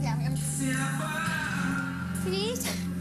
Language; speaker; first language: English; non-native, learner; French